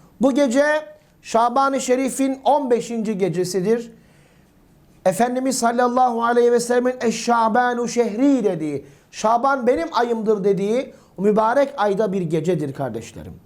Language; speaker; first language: Turkish; native; Turkish